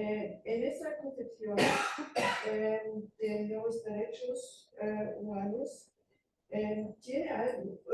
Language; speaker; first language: Spanish; non-native, fluent; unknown